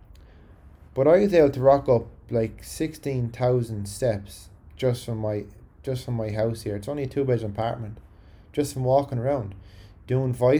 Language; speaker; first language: English; native; English